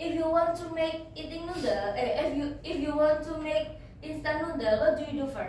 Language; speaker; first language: English; non-native, learner; Indonesian